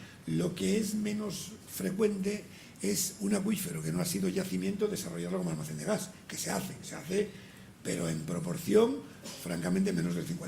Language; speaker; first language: Spanish; native; Spanish